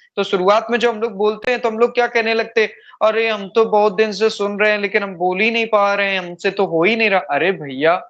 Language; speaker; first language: Hindi; native; Hindi